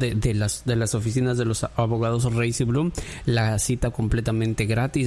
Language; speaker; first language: Spanish; native; Spanish